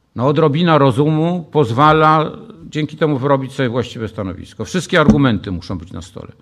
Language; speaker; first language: Polish; native; Polish